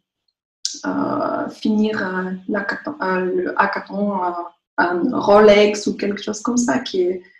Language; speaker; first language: French; non-native, fluent; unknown